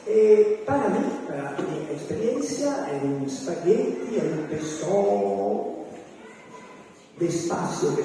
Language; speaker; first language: Spanish; non-native, learner; Italian